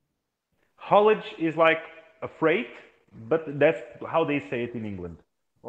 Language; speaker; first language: English; non-native, fluent; Portuguese